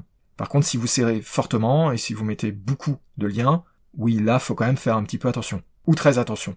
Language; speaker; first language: French; native; French